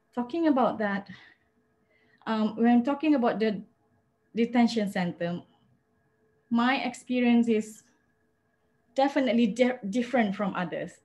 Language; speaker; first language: English; non-native, local second language; Malay